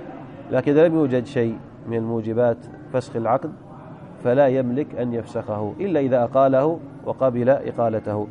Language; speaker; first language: Arabic; native; Arabic